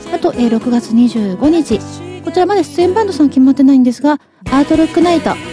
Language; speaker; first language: Japanese; native; Japanese